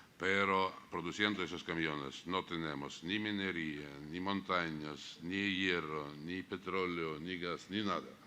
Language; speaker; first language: Spanish; non-native, fluent; Russian